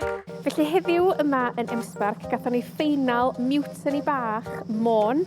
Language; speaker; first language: Welsh; native; Welsh